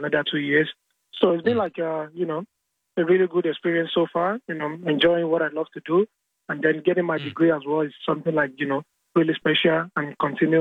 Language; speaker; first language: English; non-native, local second language; Yoruba